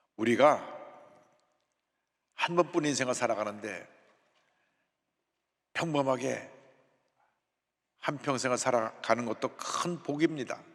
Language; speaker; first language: Korean; native; Korean